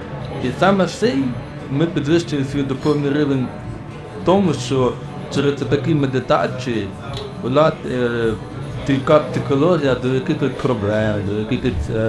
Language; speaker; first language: Ukrainian; native; Ukrainian